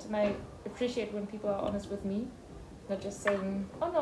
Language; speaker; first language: English; non-native, fluent; German